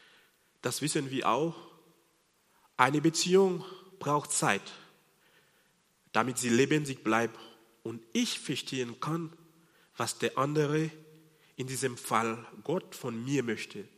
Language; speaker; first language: German; non-native, fluent; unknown